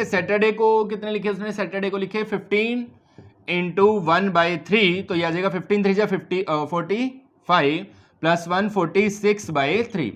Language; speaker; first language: Hindi; native; Hindi